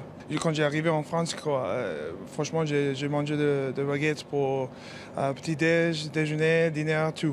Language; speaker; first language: French; non-native, learner; English